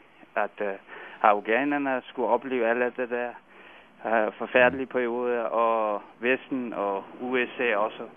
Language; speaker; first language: Danish; non-native, fluent; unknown